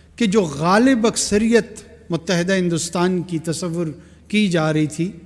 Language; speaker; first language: Urdu; non-native, local second language; Pashto